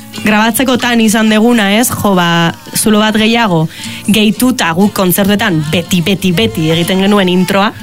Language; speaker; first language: Basque; native; Basque